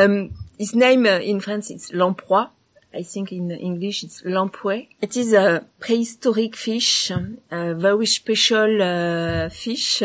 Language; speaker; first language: English; non-native, learner; French